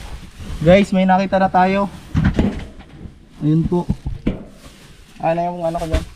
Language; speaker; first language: Filipino; native; Filipino